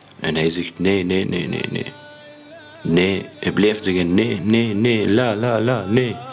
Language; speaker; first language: Dutch; non-native, learner; Arabic